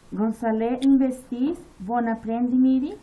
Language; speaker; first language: French; non-native, learner; Spanish